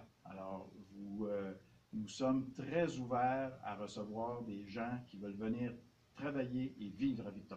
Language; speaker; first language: French; native; French